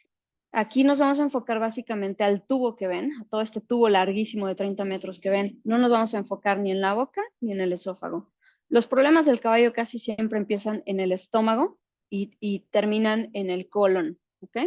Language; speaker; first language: Spanish; native; Spanish